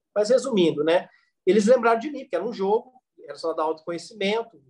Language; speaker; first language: Portuguese; native; Portuguese